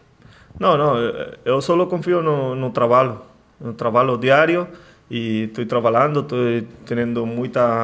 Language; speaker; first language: Portuguese; non-native, learner; Spanish